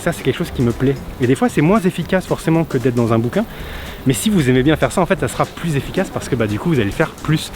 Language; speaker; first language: French; native; French